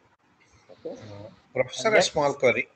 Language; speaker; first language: English; non-native, local second language; Telugu